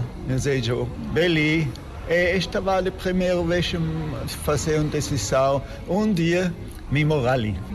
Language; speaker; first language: Portuguese; non-native, learner; German